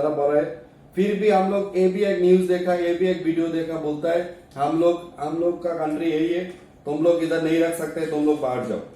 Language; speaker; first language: Hindi; non-native, learner; Bangla